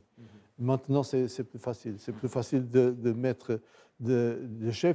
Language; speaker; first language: French; non-native, fluent; Portuguese